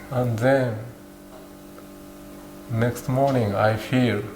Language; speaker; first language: English; non-native, learner; Japanese